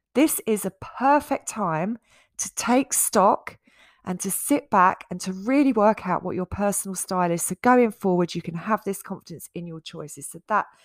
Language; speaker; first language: English; native; English